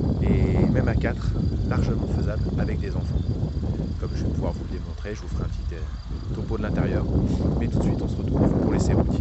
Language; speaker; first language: French; native; French